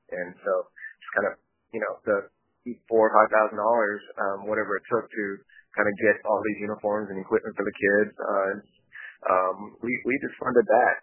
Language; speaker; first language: English; early bilingual, other home language; Japanese